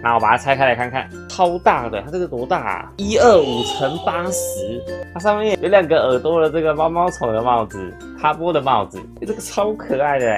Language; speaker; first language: Chinese; native; Chinese